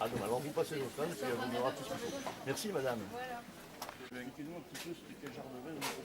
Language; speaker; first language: French; native; French